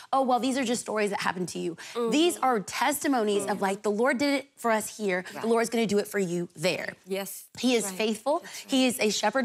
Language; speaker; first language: English; native; English